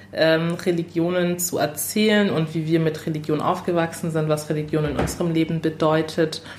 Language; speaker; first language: German; native; German